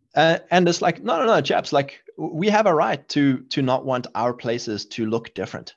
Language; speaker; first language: English; native; English